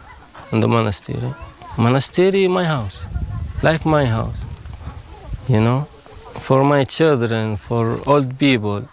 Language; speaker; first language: English; non-native, learner; Arabic